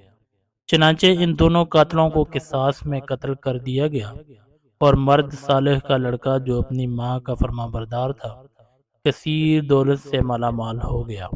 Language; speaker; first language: Urdu; native; Urdu